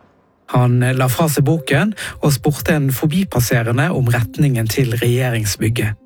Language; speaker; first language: Norwegian; native; Norwegian